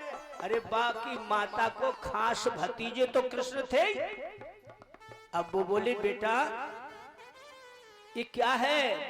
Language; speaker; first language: Hindi; native; Hindi